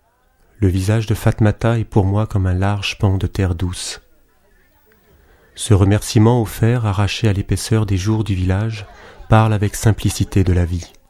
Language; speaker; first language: French; native; French